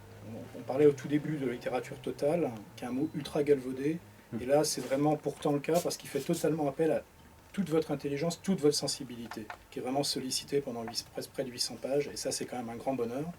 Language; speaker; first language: French; native; French